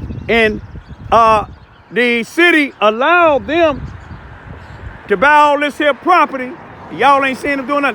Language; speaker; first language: English; native; English